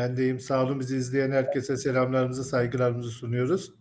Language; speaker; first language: Turkish; native; Turkish